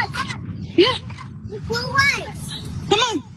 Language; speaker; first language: English; native; English